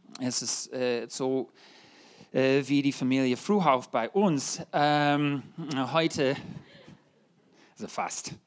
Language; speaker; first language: German; non-native, fluent; English